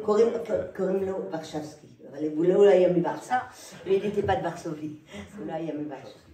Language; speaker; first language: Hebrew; non-native, learner; French